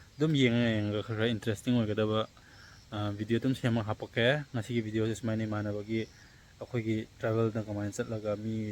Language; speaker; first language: Manipuri; non-native, local second language; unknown